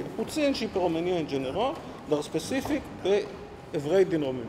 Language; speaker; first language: Romanian; early bilingual, heritage; Hebrew